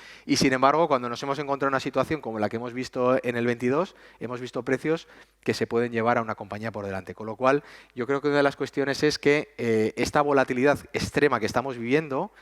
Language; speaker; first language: Spanish; native; Spanish